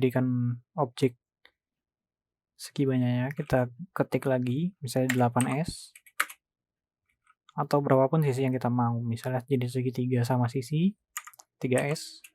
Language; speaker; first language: Indonesian; native; Indonesian